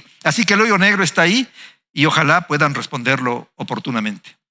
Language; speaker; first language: Spanish; native; Spanish